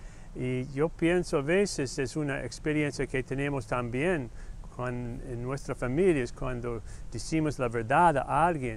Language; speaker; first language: Spanish; non-native, fluent; English